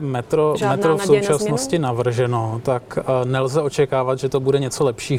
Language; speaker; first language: Czech; native; Czech